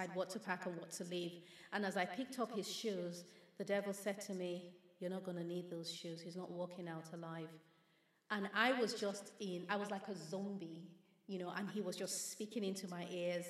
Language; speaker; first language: English; non-native, local second language; Yoruba